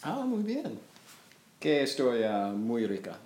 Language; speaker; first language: Spanish; non-native, learner; English